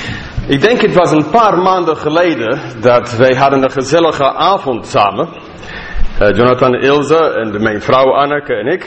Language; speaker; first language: Dutch; non-native, fluent; English